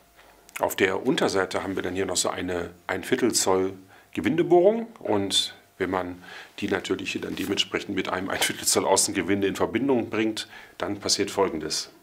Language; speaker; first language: German; native; German